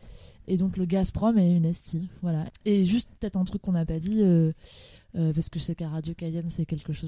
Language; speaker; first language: French; native; French